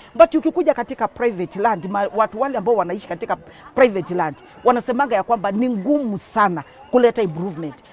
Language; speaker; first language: Swahili; non-native, local second language; Kamba